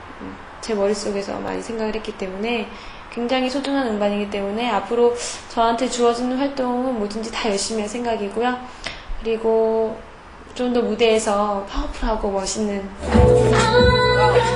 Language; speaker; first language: Korean; native; Korean